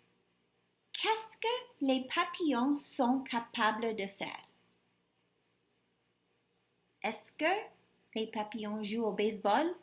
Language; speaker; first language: French; non-native, fluent; English